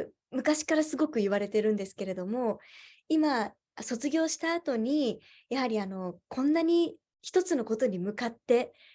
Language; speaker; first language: Japanese; native; Japanese